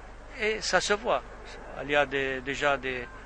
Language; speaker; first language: French; non-native, fluent; Arabic